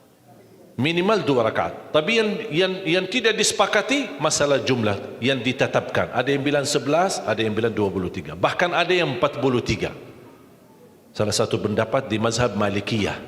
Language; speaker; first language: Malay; non-native, fluent; Arabic